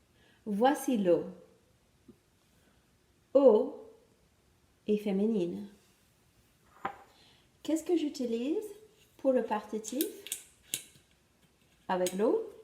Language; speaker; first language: French; non-native, fluent; English